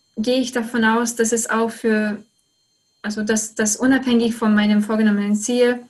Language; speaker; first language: German; non-native, fluent; Hungarian